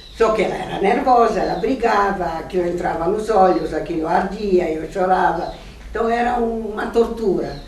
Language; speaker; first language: Portuguese; non-native, fluent; German